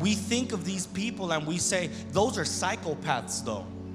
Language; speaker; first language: English; early bilingual, other home language; Spanish